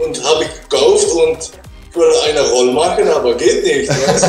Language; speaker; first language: German; non-native, learner; Dutch